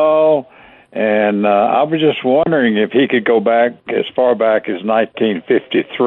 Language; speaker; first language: English; native; English